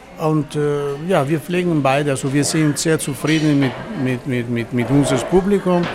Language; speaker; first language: German; non-native, fluent; Italian